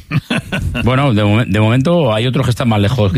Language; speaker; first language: Spanish; native; Spanish